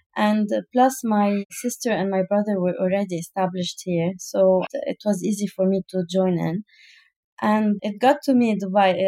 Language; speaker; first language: English; non-native, fluent; Arabic